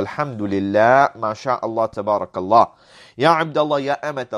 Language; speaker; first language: Arabic; non-native, fluent; English